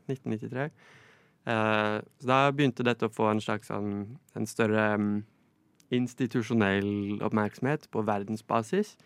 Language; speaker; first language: Norwegian; native; Norwegian